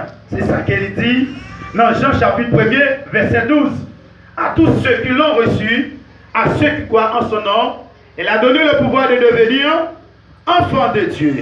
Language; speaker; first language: French; non-native, local second language; Haitian Creole